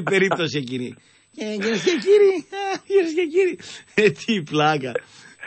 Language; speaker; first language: Greek; native; Greek